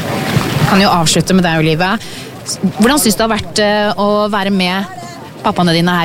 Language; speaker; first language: Norwegian; native; Norwegian